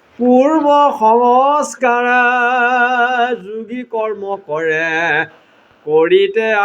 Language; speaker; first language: Assamese; native; Assamese